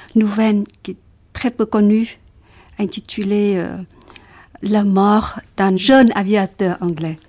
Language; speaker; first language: French; non-native, fluent; Vietnamese